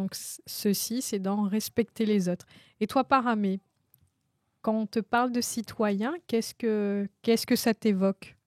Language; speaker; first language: French; native; French